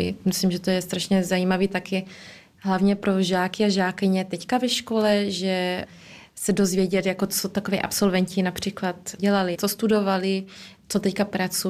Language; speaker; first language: Czech; early bilingual, heritage; Czech